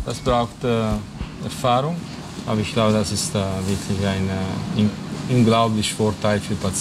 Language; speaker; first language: German; non-native, fluent; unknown